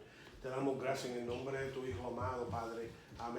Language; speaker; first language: Spanish; native; Spanish